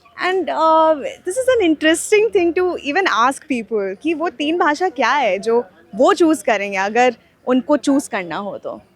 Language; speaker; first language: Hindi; non-native, local second language; Bangla